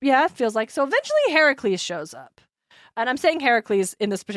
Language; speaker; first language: English; native; English